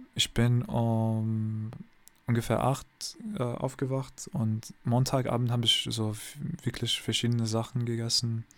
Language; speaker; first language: German; non-native, learner; English